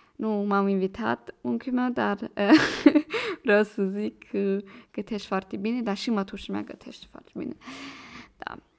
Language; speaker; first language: Romanian; early bilingual, heritage; Romanian